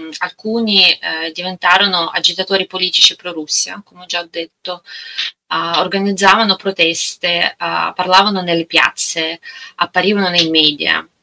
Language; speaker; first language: Italian; non-native, learner; Russian